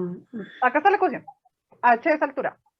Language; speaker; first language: Spanish; native; Spanish